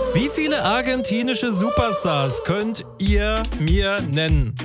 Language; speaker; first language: German; native; German